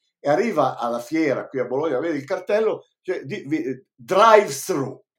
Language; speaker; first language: Italian; native; Italian